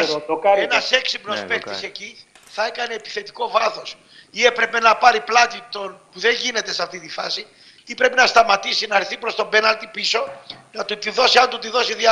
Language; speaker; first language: Greek; native; Greek